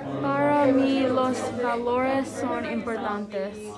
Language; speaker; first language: Spanish; non-native, learner; English